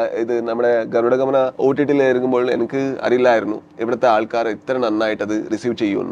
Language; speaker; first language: Malayalam; non-native, learner; Kannada